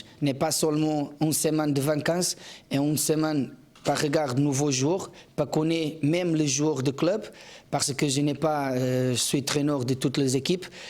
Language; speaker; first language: French; non-native, learner; Portuguese